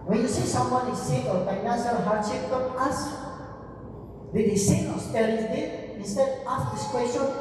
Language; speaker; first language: English; non-native, local second language; Filipino